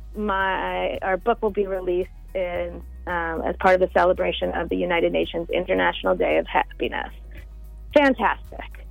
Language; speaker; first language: English; native; English